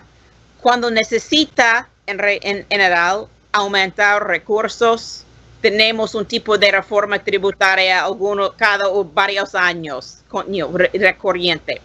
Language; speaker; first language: Spanish; non-native, learner; English